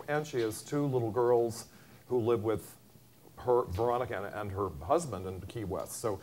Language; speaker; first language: English; native; English